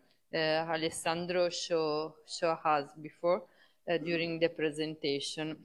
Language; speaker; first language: English; non-native, fluent; Italian